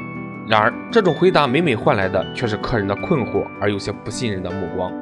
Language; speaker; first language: Chinese; native; Chinese